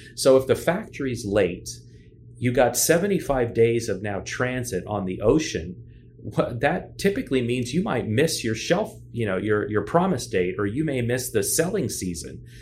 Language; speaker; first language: English; native; English